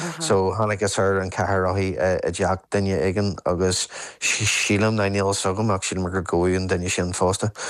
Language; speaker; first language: Irish; non-native, local second language; English